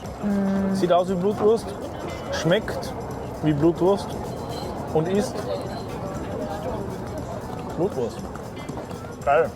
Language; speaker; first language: German; native; German